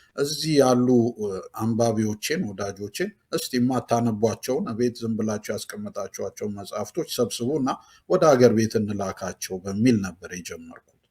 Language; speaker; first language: Amharic; native; Amharic